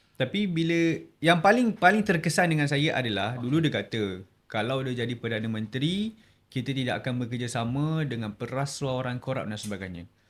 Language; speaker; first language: Malay; native; Malay